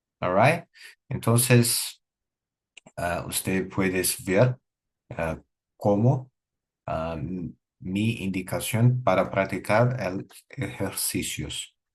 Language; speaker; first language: Spanish; non-native, learner; Portuguese